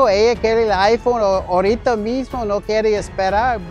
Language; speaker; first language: Spanish; non-native, learner; English